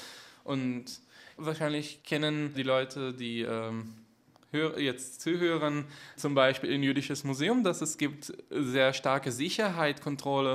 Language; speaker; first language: German; non-native, fluent; Hebrew